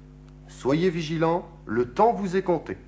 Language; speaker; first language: French; native; French